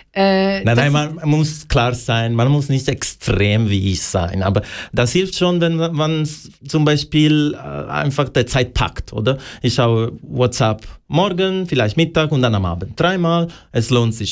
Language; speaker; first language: German; non-native, learner; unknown